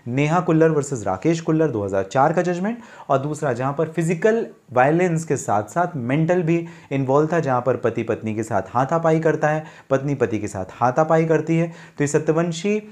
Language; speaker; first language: Hindi; native; Hindi